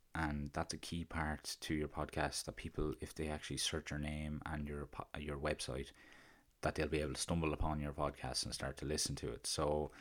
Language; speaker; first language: English; native; English